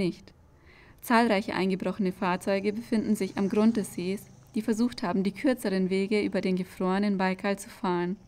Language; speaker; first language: German; native; German